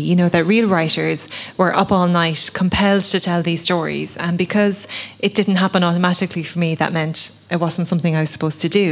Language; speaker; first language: English; native; English